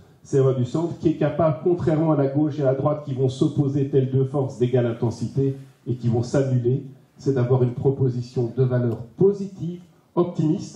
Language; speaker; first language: French; native; French